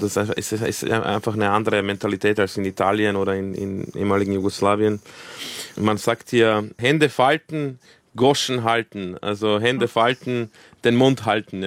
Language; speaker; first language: German; early bilingual, other home language; Croatian